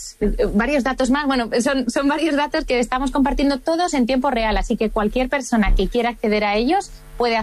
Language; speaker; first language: Spanish; native; Spanish